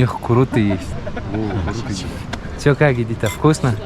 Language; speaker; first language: Russian; non-native, local second language; Tajik